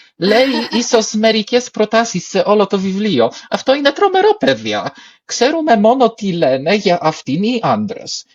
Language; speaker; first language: Greek; non-native, fluent; Polish